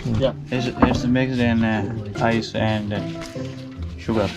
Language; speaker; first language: English; non-native, learner; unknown